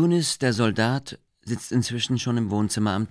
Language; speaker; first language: German; native; German